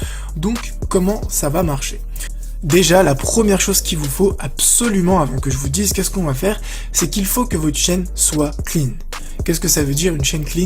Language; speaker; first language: French; native; French